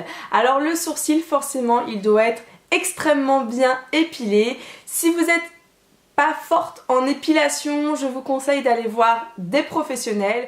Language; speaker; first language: French; native; French